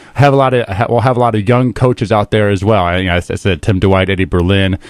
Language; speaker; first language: English; native; English